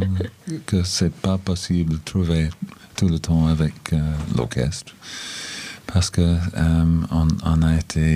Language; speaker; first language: French; non-native, learner; English